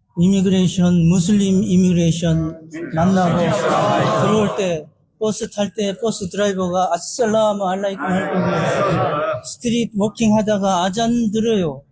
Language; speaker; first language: Korean; non-native, learner; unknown